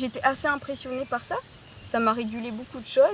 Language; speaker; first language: French; native; French